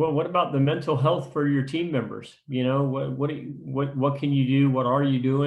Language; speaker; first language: English; native; English